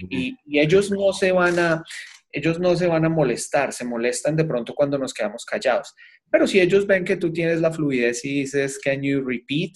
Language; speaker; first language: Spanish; native; Spanish